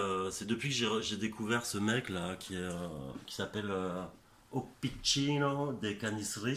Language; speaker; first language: French; native; French